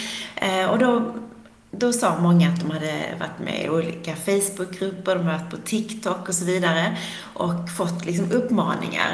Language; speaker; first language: Swedish; native; Swedish